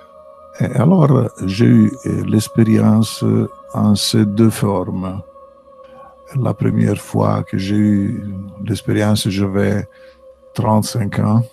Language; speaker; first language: French; non-native, fluent; Italian